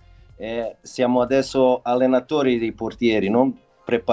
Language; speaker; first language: Italian; non-native, fluent; Serbian